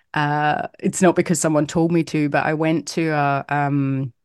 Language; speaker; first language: English; native; English